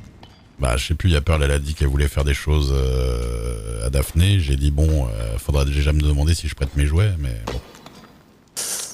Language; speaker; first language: French; native; French